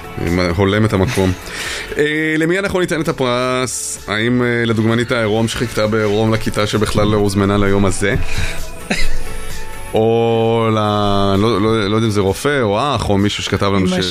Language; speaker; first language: Hebrew; native; Hebrew